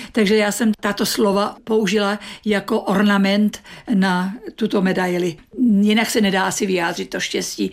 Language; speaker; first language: Czech; native; Czech